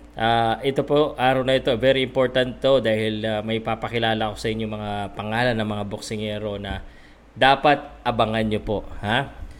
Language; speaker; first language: Filipino; native; Filipino